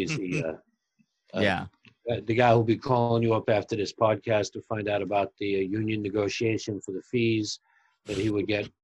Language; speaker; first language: English; native; English